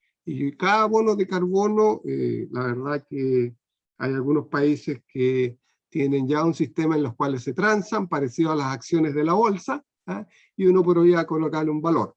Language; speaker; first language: Spanish; non-native, fluent; Portuguese